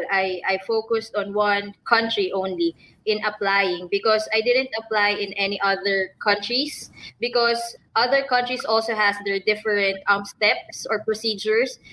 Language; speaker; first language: English; non-native, local second language; Filipino